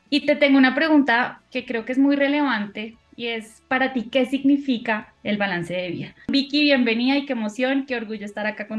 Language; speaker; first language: Spanish; native; Spanish